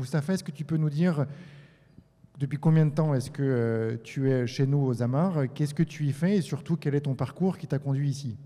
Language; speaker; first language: French; native; French